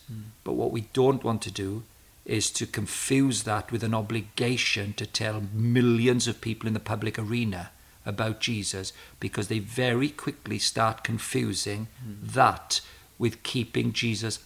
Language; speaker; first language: English; native; English